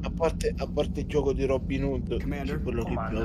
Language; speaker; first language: Italian; native; Italian